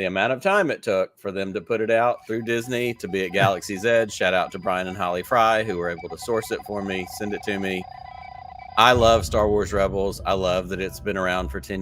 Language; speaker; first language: English; native; English